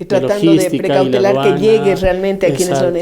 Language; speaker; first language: Spanish; native; Spanish